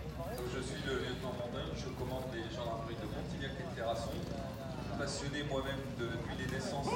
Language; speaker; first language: French; native; French